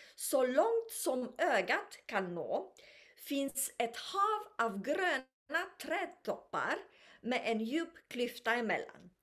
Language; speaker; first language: Swedish; non-native, fluent; Romanian